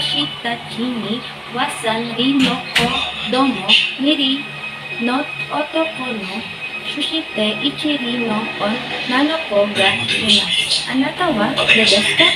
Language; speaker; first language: Japanese; non-native, learner; Filipino